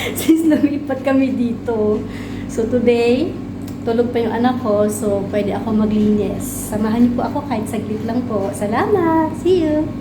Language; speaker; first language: Filipino; non-native, local second language; Hiligaynon